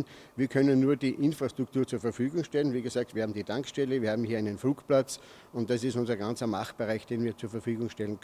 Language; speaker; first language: German; native; German